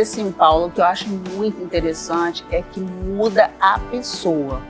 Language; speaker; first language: Portuguese; native; Portuguese